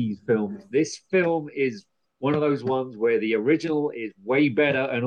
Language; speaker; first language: English; native; English